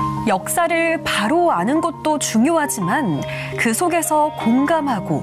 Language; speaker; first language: Korean; native; Korean